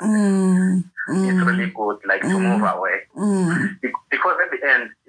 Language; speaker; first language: English; non-native, local second language; North Ndebele